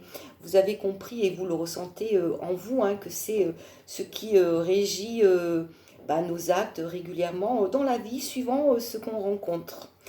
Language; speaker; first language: French; native; French